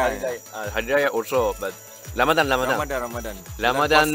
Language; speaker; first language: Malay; non-native, learner; Japanese